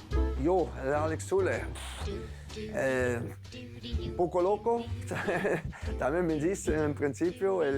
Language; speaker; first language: Spanish; non-native, fluent; German